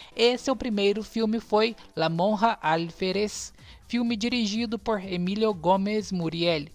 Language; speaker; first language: Portuguese; native; Portuguese